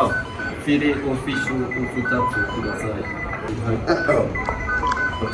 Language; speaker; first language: Japanese; non-native, learner; English